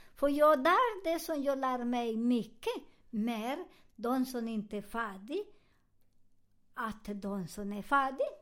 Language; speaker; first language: Swedish; non-native, learner; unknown